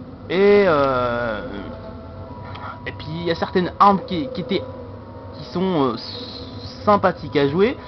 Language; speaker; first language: French; native; French